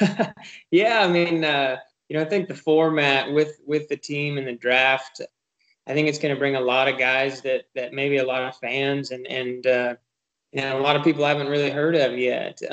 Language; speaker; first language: English; native; English